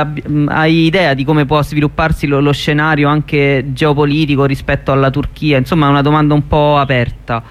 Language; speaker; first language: Italian; native; Italian